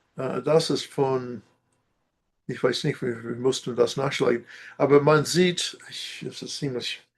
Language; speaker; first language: German; non-native, learner; English